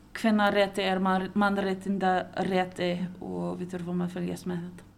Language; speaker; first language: Icelandic; non-native, local second language; Polish